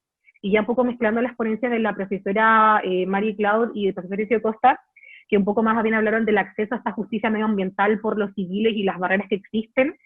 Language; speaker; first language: Spanish; native; Spanish